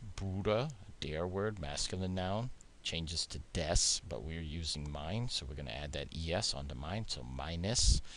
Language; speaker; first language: English; native; English